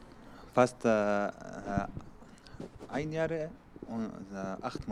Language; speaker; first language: German; non-native, learner; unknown